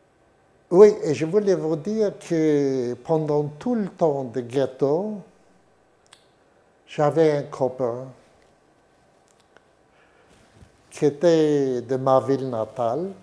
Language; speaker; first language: French; non-native, fluent; Yiddish